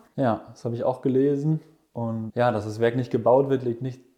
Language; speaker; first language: German; native; German